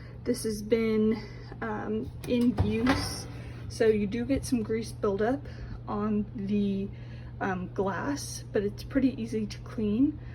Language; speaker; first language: English; native; English